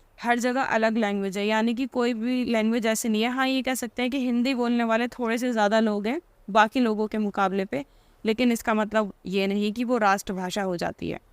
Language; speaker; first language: Hindi; native; Hindi